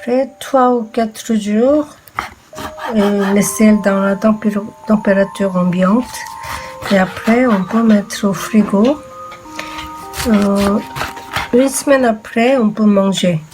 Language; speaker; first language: French; non-native, fluent; Korean